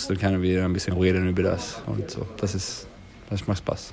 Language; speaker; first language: German; non-native, learner; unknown